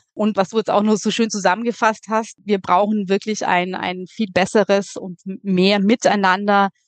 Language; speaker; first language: German; native; German